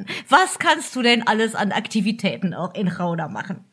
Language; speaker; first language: German; native; German